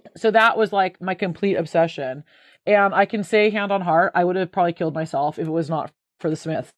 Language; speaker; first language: English; native; English